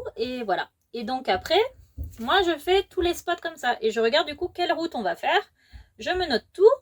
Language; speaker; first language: French; native; French